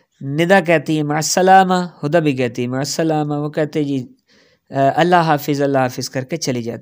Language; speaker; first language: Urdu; non-native, local second language; Punjabi